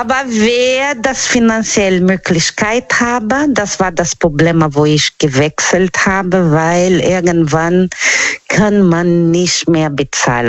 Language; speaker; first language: German; non-native, learner; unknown